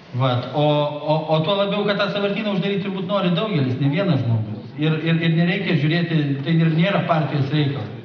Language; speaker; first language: Lithuanian; native; Lithuanian